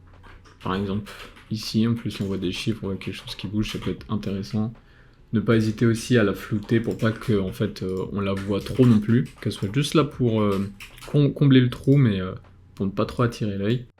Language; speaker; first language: French; native; French